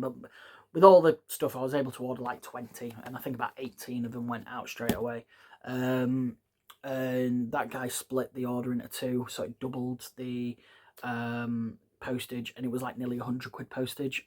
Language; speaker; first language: English; native; English